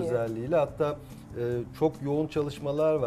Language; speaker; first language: Turkish; native; Turkish